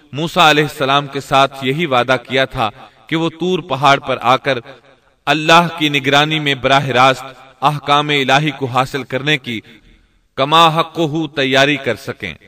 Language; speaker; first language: Urdu; native; Urdu